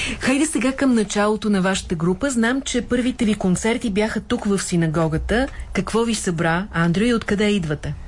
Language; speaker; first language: Bulgarian; native; Bulgarian